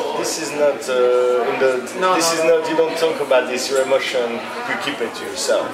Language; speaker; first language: English; non-native, fluent; French